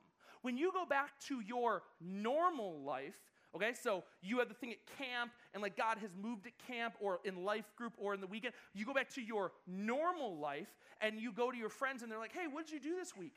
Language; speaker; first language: English; native; English